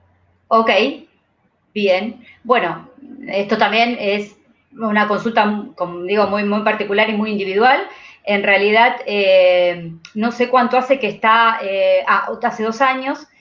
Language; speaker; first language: Spanish; native; Spanish